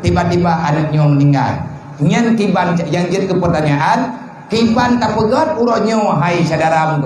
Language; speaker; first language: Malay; non-native, local second language; Achinese